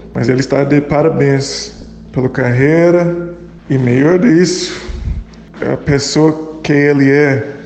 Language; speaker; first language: Portuguese; non-native, fluent; English